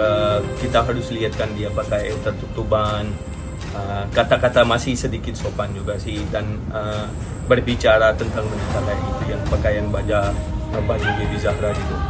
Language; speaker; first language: Indonesian; non-native, fluent; Hindi